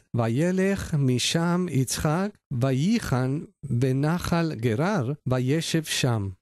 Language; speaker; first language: Hebrew; non-native, learner; Spanish